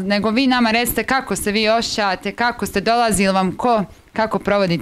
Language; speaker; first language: Croatian; native; Croatian